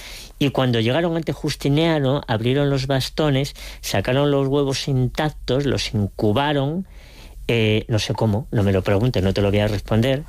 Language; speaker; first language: Spanish; native; Spanish